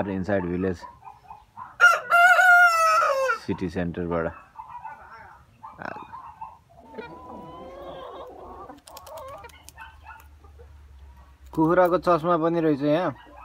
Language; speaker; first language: Nepali; native; Nepali